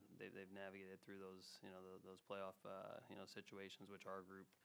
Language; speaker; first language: English; native; English